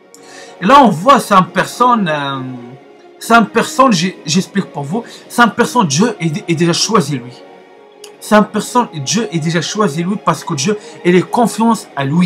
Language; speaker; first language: French; non-native, learner; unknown